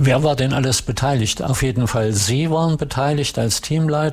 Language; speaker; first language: German; native; German